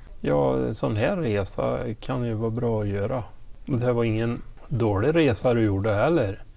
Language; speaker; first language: Swedish; native; Swedish